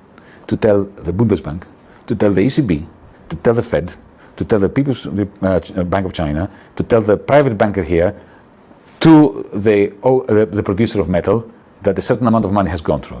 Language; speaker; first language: English; non-native, fluent; Greek